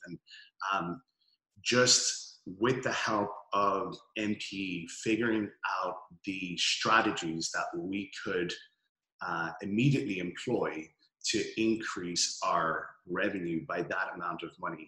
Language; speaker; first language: English; native; English